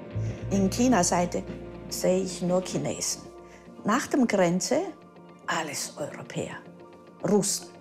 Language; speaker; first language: German; early bilingual, heritage; German